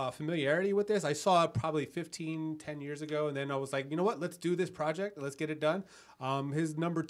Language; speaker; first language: English; native; English